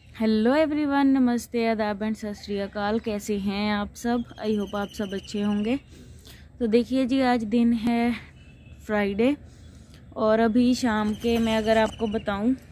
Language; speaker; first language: Hindi; non-native, local second language; Punjabi